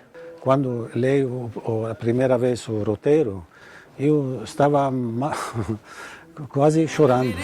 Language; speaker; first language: Portuguese; non-native, fluent; Arabic